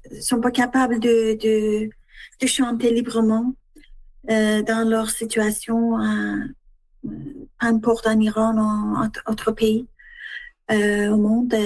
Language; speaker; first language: French; non-native, learner; Persian